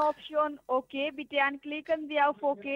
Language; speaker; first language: German; non-native, learner; Hindi